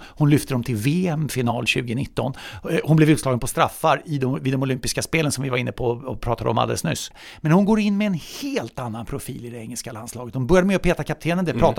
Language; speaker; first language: Swedish; native; Swedish